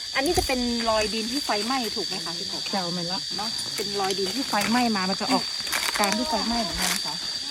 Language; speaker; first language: Thai; native; Thai